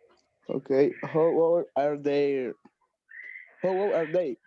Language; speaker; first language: English; non-native, learner; Spanish